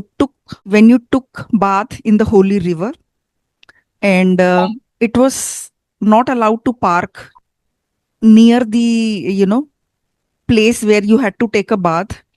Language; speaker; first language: English; non-native, fluent; Hindi